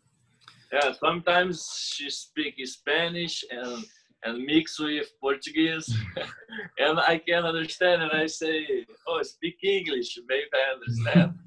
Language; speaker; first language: English; non-native, learner; Portuguese